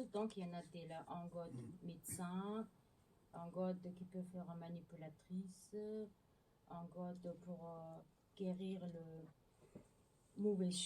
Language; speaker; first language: French; non-native, learner; Mongolian